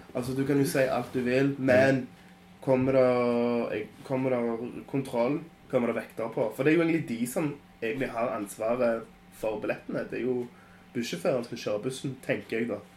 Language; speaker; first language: Norwegian; early bilingual, other home language; Polish